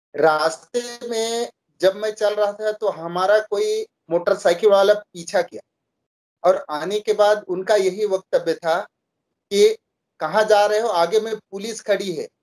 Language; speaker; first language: Hindi; native; Hindi